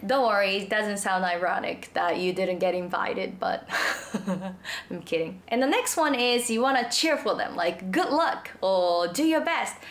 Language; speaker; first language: English; non-native, fluent; Japanese